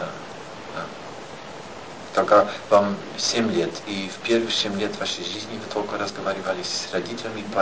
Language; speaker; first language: Russian; non-native, learner; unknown